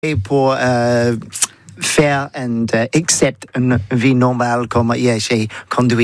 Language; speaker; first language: French; non-native, learner; English